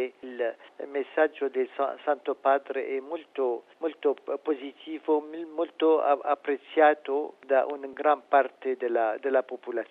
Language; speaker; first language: Italian; non-native, fluent; Arabic